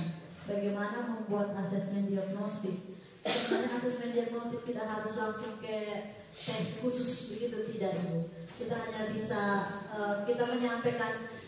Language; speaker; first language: Indonesian; native; Indonesian